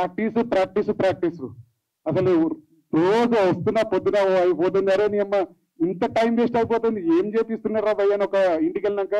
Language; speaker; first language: Telugu; native; Telugu